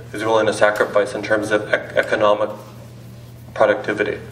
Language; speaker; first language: English; native; English